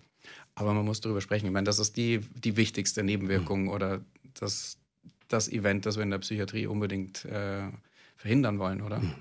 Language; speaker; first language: German; native; German